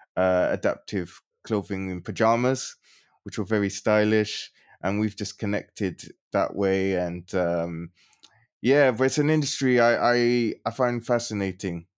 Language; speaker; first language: English; native; English